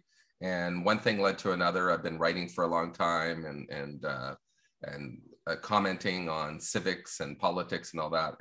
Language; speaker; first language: English; native; English